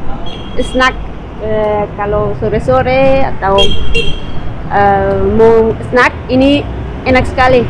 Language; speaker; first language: Indonesian; non-native, learner; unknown